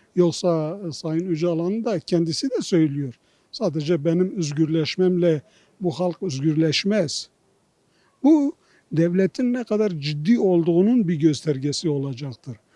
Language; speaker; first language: Turkish; non-native, local second language; Kurdish